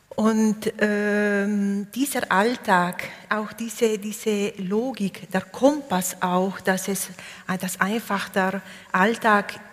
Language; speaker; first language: German; non-native, local second language; Ladin